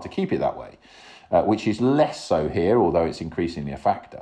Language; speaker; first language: English; native; English